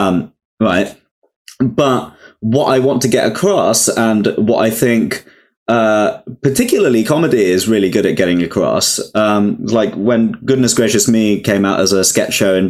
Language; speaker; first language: English; native; English